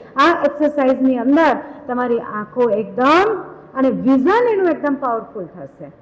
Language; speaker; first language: Gujarati; non-native, local second language; Kachhi